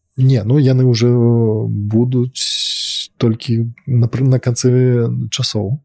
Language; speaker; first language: Belarusian; non-native, local second language; Russian